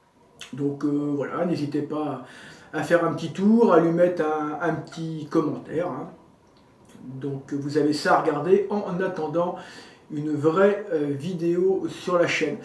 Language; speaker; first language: French; native; French